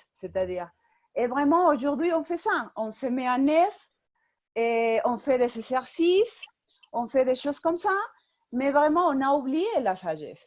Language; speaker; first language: French; non-native, fluent; Spanish